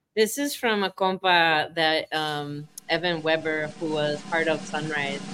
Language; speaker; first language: English; early bilingual, other home language; Spanish